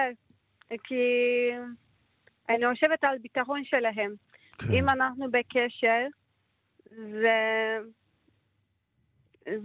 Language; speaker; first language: Hebrew; non-native, learner; Turkish